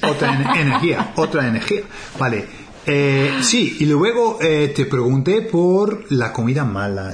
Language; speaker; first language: Spanish; non-native, fluent; English